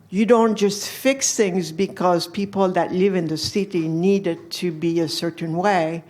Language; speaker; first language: English; non-native, fluent; French